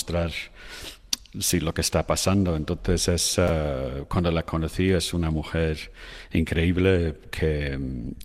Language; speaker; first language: Spanish; non-native, fluent; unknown